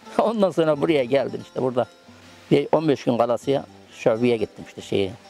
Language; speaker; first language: Turkish; native; Turkish